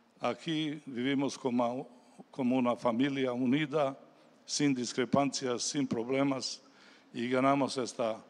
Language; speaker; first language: Spanish; non-native, learner; Serbian